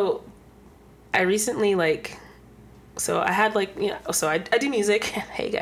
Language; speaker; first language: English; native; English